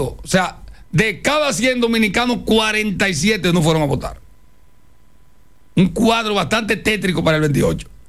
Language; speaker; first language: Spanish; native; Spanish